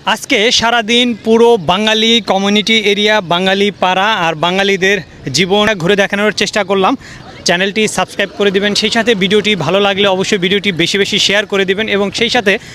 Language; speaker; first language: Bangla; native; Bangla